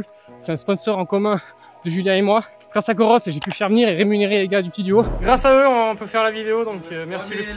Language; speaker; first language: French; native; French